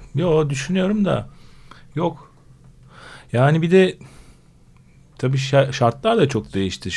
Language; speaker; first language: Turkish; native; Turkish